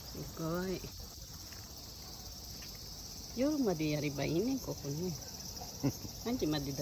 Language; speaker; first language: Japanese; non-native, learner; Filipino